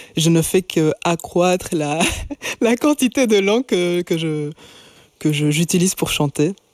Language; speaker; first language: French; native; French